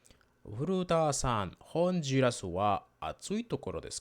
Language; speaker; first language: Japanese; non-native, learner; Spanish